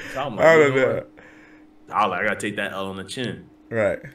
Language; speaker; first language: English; native; English